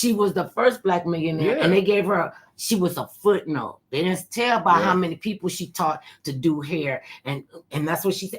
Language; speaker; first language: English; native; English